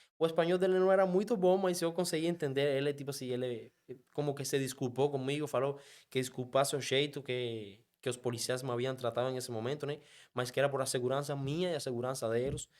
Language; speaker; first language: Portuguese; non-native, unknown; Spanish